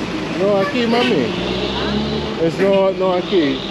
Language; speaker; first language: Spanish; non-native, learner; English